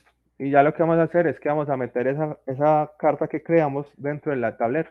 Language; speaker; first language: Spanish; native; Spanish